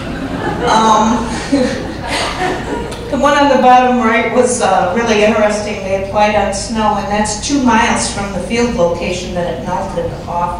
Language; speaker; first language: English; native; English